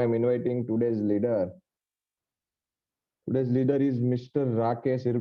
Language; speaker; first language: English; non-native, local second language; Gujarati